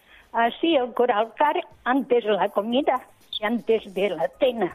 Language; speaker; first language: Spanish; non-native, local second language; Catalan